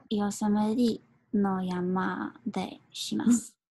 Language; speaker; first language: Japanese; non-native, learner; English